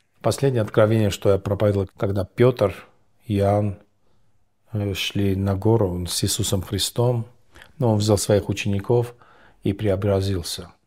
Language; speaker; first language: Russian; non-native, local second language; Georgian